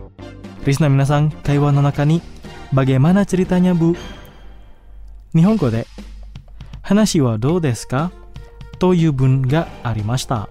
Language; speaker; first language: Japanese; non-native, fluent; Indonesian